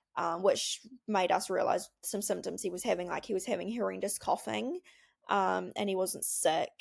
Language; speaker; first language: English; native; English